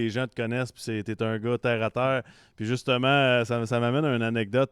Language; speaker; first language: French; native; French